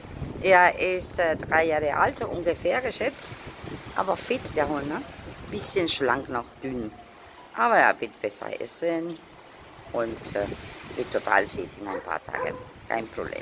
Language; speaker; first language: German; non-native, fluent; Spanish